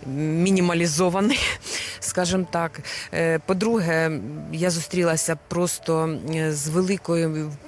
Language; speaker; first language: Ukrainian; native; Ukrainian